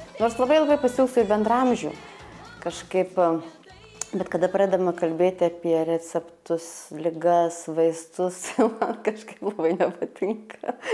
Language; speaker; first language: Lithuanian; native; Lithuanian